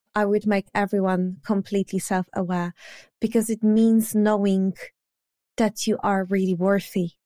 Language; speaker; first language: English; non-native, fluent; Polish